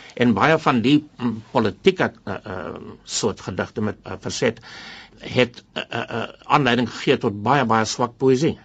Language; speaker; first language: Afrikaans; non-native, local second language; English